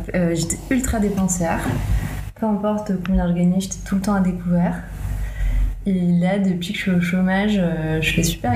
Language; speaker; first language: French; non-native, local second language; Arabic